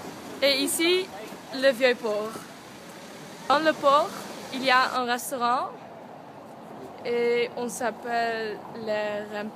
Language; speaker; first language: French; non-native, learner; Dutch